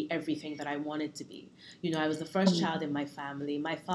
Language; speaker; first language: English; native; English